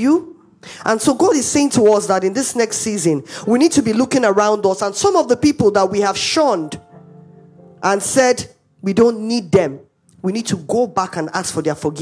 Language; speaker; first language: English; non-native, local second language; Igbo